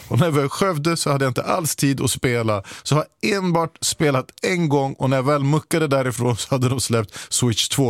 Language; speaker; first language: Swedish; native; Swedish